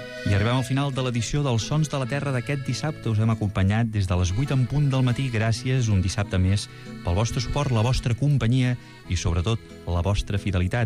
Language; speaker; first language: Catalan; native; Catalan